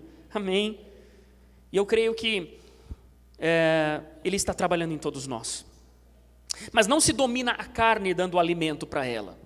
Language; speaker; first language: Portuguese; native; Portuguese